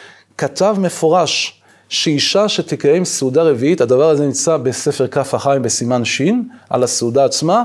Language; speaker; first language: Hebrew; native; Hebrew